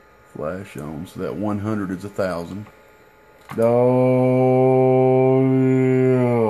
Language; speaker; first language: English; native; English